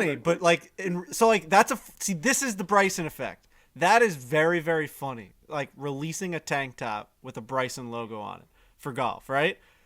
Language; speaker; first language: English; native; English